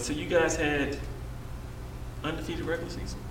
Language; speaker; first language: English; native; English